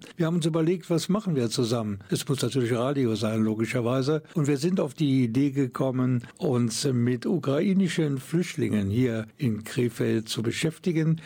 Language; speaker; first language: German; native; German